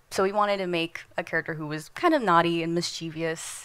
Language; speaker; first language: English; non-native, fluent; Indonesian